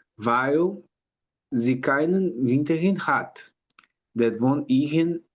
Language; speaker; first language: German; non-native, learner; Portuguese